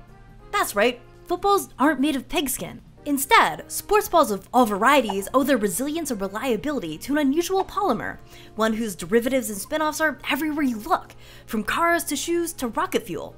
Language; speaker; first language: English; native; English